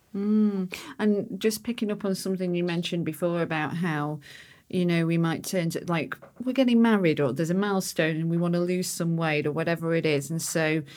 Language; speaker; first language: English; native; English